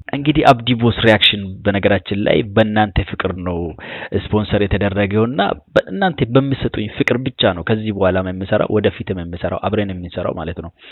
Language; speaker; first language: Amharic; non-native, local second language; Oromo